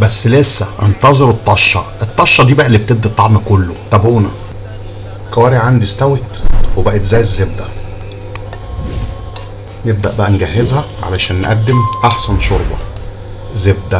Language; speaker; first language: Arabic; native; Arabic